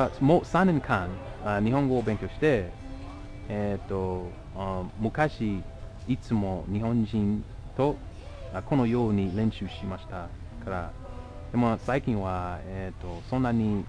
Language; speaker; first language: Japanese; non-native, learner; English